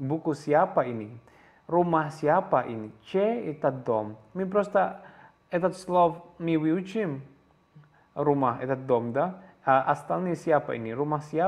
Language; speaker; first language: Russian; non-native, learner; Javanese